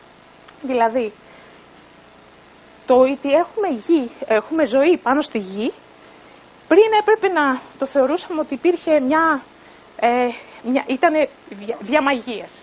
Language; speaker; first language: Greek; native; Greek